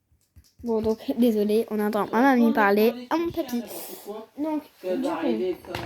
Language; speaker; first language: French; native; French